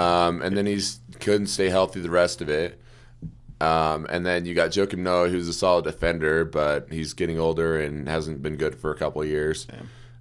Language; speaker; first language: English; native; English